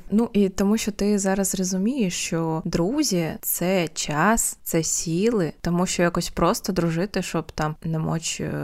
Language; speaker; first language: Ukrainian; non-native, local second language; Russian